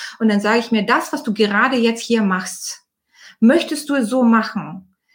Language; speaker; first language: German; non-native, fluent; Bulgarian